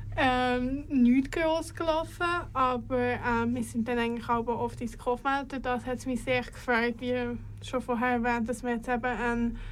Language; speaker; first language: German; native; German